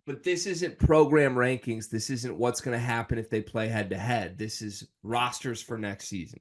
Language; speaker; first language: English; native; English